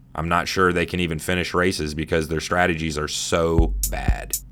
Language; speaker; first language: English; native; English